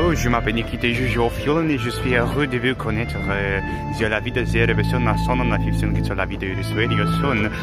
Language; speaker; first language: French; non-native, learner; Russian